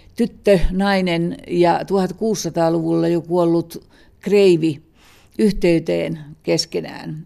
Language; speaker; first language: Finnish; native; Finnish